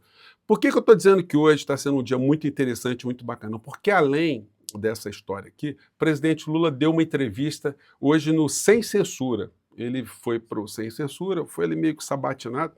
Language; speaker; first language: Portuguese; native; Portuguese